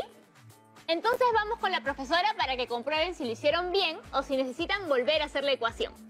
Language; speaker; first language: Spanish; native; Spanish